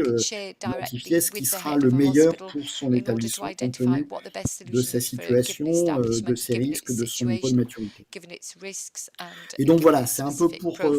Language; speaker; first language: French; native; French